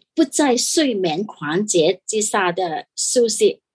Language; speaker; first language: Chinese; non-native, fluent; Cantonese